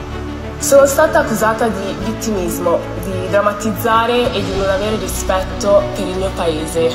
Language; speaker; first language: Italian; early bilingual, other home language; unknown